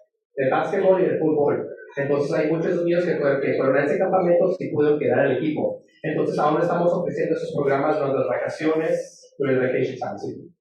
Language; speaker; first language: Spanish; native; Spanish